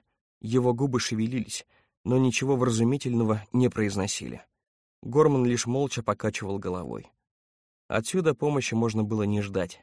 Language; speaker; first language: Russian; native; Russian